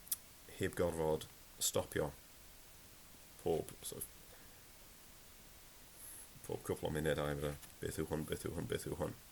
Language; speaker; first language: Welsh; non-native, learner; English